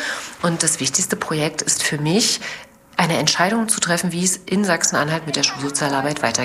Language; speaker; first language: German; native; German